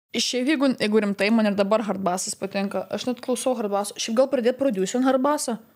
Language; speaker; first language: Lithuanian; non-native, local second language; Polish